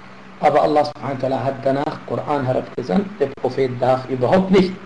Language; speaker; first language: German; non-native, fluent; Arabic